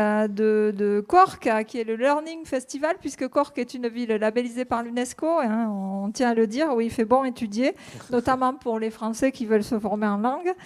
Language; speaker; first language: French; native; French